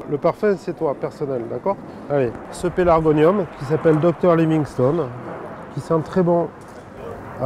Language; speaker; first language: French; native; French